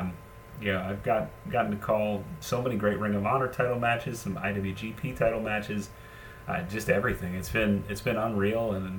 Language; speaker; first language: English; native; English